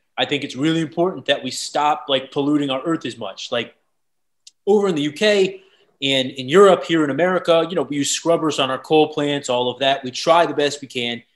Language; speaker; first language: English; native; English